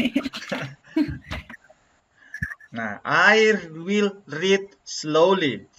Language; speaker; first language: English; non-native, learner; Indonesian